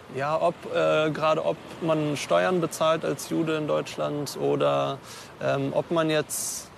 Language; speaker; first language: German; native; German